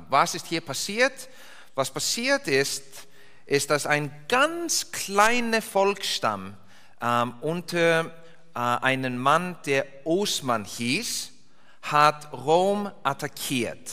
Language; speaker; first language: German; non-native, fluent; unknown